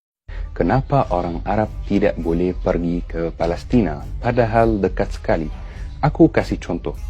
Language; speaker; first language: Indonesian; non-native, fluent; Arabic